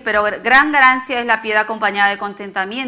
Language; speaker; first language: Spanish; native; Spanish